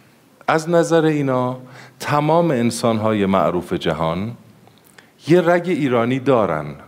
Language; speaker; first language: Persian; native; Persian